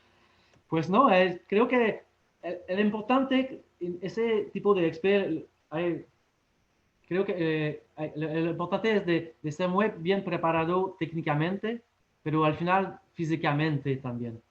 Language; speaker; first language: Spanish; non-native, fluent; French